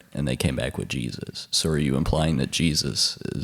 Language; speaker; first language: English; native; English